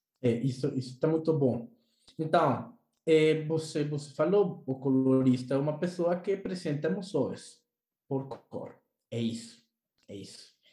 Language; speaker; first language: Portuguese; non-native, learner; Spanish